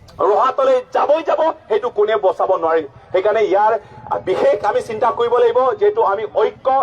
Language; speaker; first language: Assamese; non-native, local second language; Karbi